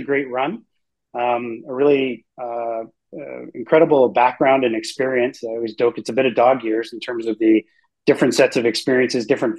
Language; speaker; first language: English; native; English